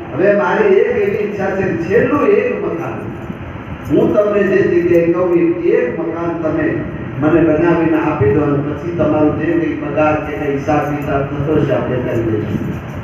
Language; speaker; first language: Gujarati; native; Gujarati